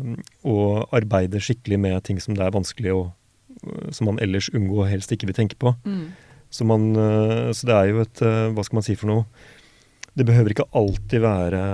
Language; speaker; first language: Norwegian; native; Norwegian